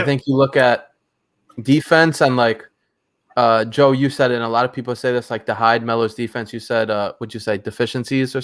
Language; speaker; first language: English; native; English